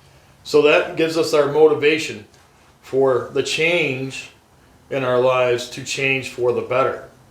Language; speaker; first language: English; native; English